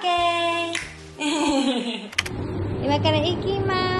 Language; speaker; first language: Japanese; native; Japanese